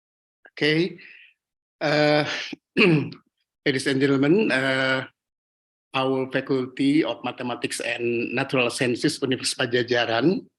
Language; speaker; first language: English; non-native, learner; Indonesian